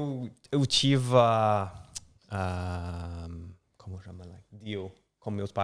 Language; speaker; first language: Portuguese; non-native, learner; English